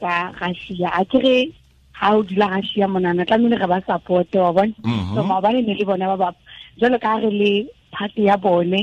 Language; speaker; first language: English; non-native, local second language; Zulu